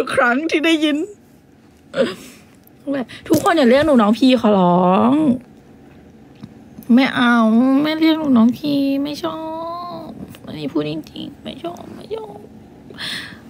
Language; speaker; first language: Thai; native; Thai